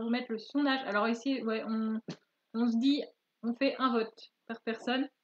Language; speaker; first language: French; native; French